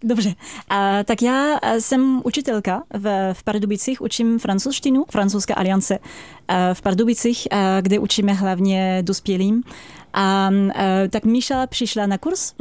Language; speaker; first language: Czech; non-native, fluent; French